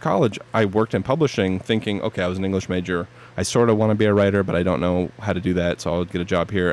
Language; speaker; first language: English; native; English